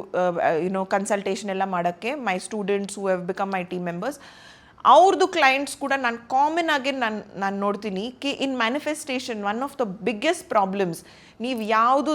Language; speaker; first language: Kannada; non-native, local second language; Hindi